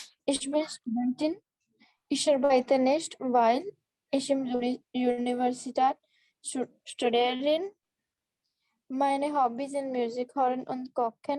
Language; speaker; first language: German; non-native, learner; Punjabi